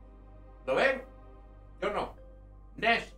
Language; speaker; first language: Spanish; native; Spanish